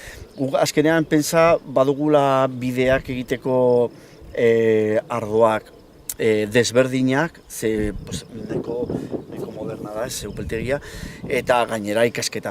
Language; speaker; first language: Basque; non-native, local second language; Spanish